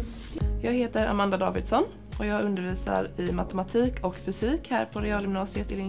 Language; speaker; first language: Swedish; native; Swedish